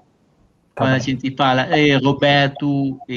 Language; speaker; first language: Portuguese; non-native, fluent; Spanish